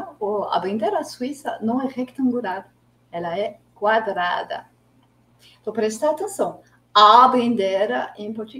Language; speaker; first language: Portuguese; non-native, fluent; French